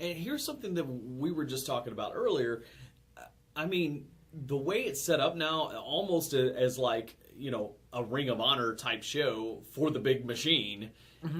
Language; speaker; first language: English; native; English